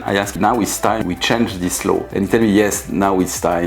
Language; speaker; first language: English; non-native, learner; French